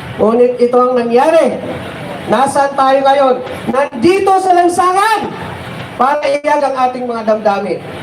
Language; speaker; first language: Filipino; native; Filipino